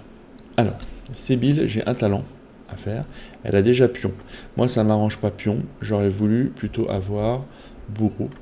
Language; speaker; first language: French; native; French